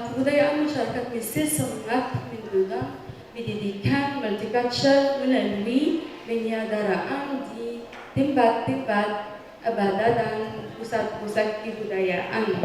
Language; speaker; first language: Indonesian; non-native, fluent; Arabic